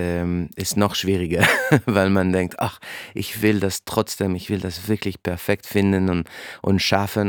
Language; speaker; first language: German; non-native, fluent; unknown